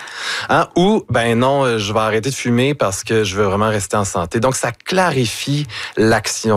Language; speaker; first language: French; native; French